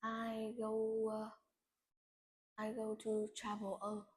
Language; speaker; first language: English; non-native, learner; Vietnamese